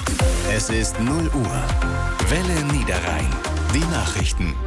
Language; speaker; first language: German; native; German